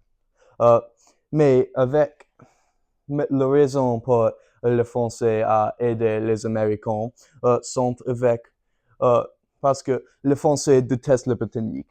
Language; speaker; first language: French; non-native, learner; English